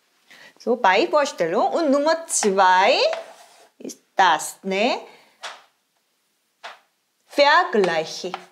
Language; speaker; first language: German; non-native, fluent; Korean